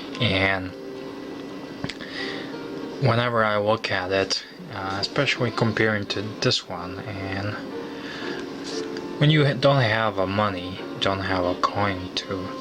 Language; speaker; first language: English; non-native, fluent; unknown